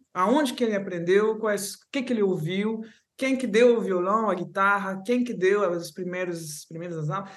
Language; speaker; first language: Portuguese; non-native, fluent; French